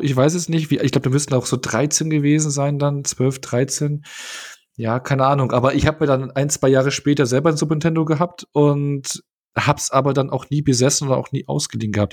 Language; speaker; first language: German; native; German